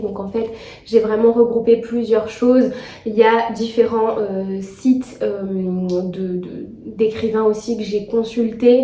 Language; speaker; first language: French; native; French